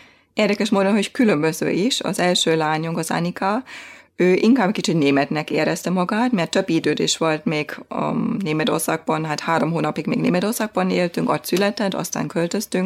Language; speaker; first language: Hungarian; non-native, fluent; German